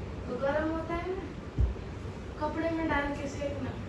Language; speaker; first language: Hindi; non-native, local second language; Gujarati